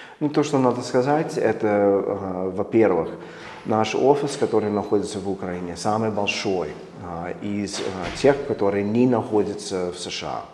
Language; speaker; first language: Russian; non-native, fluent; English